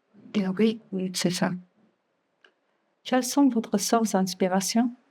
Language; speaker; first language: French; non-native, fluent; Romanian